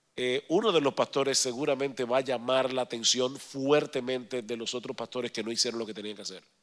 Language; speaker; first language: Spanish; native; Spanish